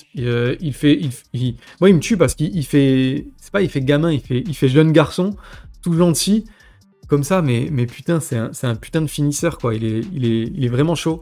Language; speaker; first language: French; native; French